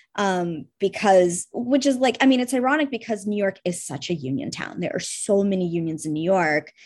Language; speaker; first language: English; early bilingual, heritage; Russian